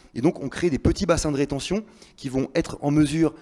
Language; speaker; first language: French; native; French